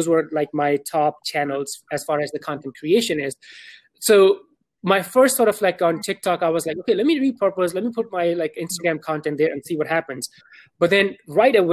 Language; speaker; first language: English; non-native, local second language; Urdu